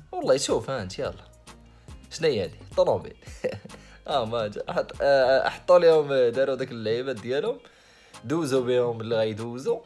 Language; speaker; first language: Arabic; native; Arabic